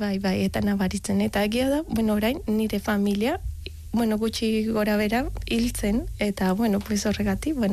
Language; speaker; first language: Basque; non-native, learner; Spanish